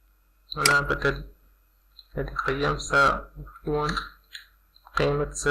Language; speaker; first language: Arabic; native; Arabic